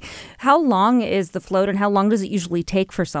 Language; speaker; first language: English; native; English